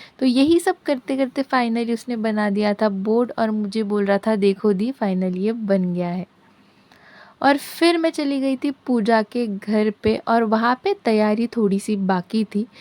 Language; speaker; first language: Hindi; non-native, local second language; Bangla